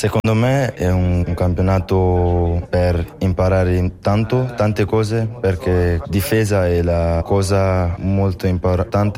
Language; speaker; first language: Italian; non-native, local second language; French